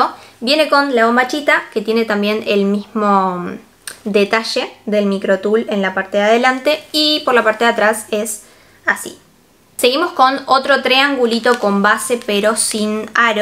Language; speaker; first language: Spanish; native; Spanish